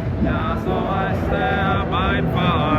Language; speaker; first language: German; native; German